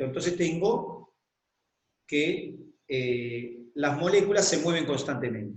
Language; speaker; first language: Spanish; native; Spanish